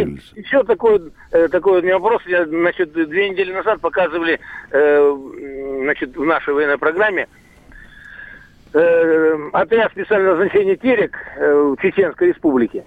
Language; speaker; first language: Russian; native; Russian